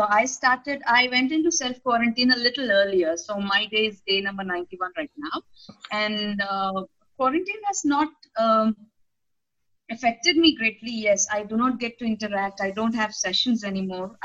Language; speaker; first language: English; non-native, local second language; Telugu